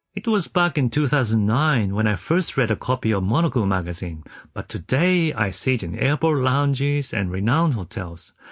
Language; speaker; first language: English; non-native, fluent; Japanese